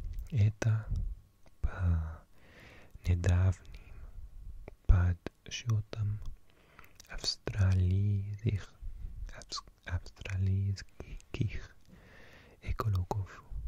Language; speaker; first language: Russian; non-native, learner; English